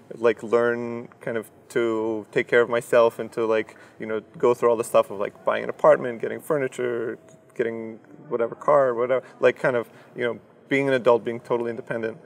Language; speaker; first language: English; early bilingual, other home language; Russian